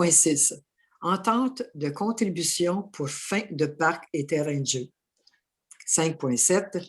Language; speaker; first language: French; native; French